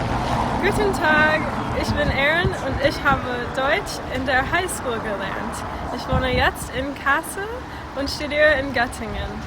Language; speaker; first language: German; non-native, fluent; English